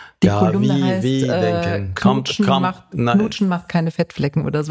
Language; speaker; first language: German; native; German